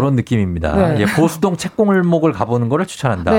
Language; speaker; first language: Korean; native; Korean